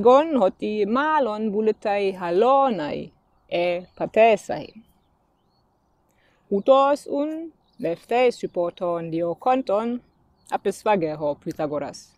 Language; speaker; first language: Greek; non-native, fluent; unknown